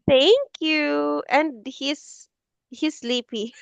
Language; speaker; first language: English; non-native, fluent; Filipino